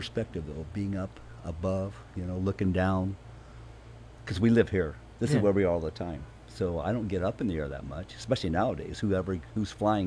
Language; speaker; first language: English; native; English